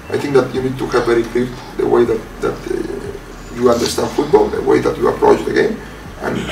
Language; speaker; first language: English; non-native, fluent; Spanish